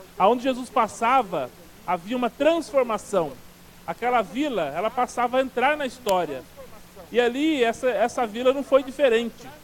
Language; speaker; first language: Portuguese; native; Portuguese